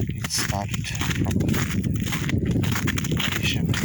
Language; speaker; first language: English; non-native, learner; Ukrainian